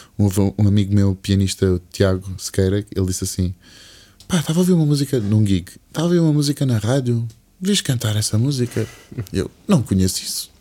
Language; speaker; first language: Portuguese; early bilingual, other home language; English